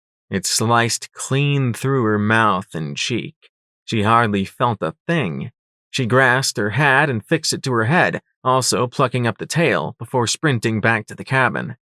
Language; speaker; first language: English; native; English